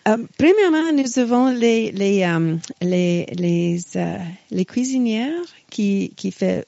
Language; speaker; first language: French; non-native, local second language; English